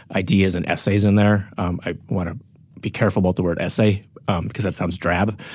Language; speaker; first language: English; native; English